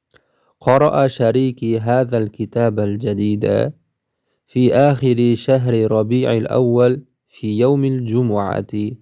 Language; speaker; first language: Arabic; non-native, fluent; Uzbek